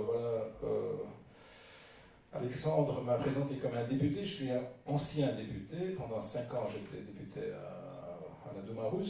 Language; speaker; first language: French; non-native, fluent; Russian